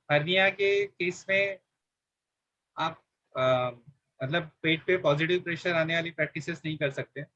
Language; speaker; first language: Hindi; non-native, local second language; Marathi